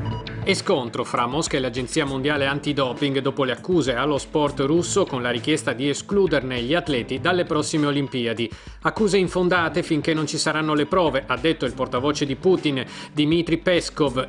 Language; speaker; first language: Italian; native; Italian